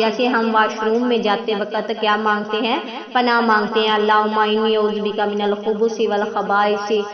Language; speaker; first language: Urdu; non-native, local second language; Punjabi